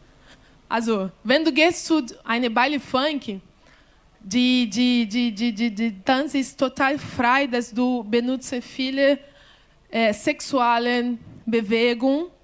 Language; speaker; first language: German; non-native, learner; Portuguese